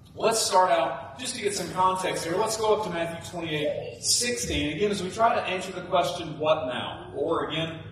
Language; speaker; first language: English; native; English